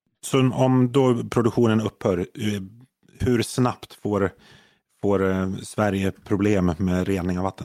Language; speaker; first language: Swedish; native; Swedish